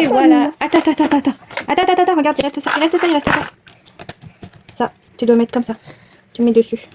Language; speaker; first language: French; native; French